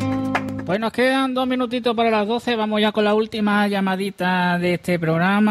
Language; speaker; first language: Spanish; native; Spanish